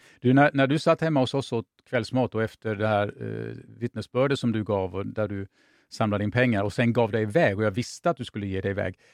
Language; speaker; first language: Swedish; native; Swedish